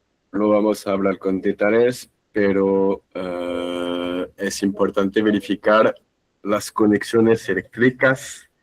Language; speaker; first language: Spanish; non-native, fluent; French